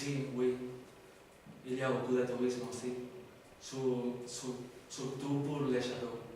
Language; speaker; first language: French; non-native, learner; Spanish